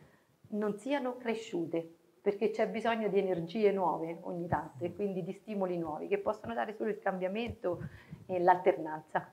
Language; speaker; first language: Italian; native; Italian